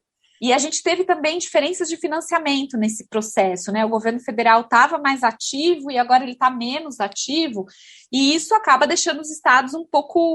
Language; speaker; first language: Portuguese; native; Portuguese